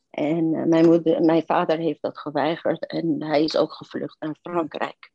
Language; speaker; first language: Dutch; non-native, fluent; Persian